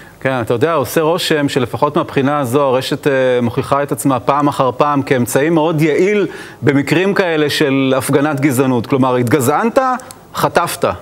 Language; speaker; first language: Hebrew; native; Hebrew